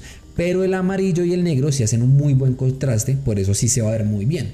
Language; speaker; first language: Spanish; native; Spanish